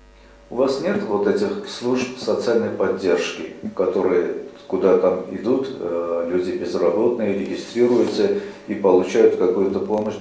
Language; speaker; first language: Russian; native; Russian